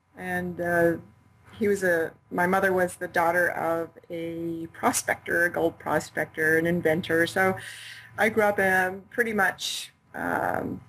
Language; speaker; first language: English; native; English